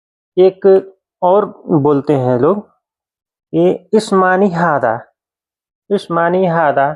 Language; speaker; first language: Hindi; native; Hindi